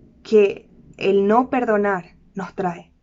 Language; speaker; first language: Spanish; native; Spanish